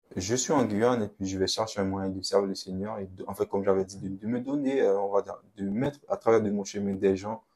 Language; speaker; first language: French; non-native, local second language; Haitian Creole